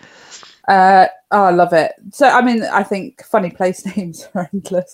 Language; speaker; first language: English; native; English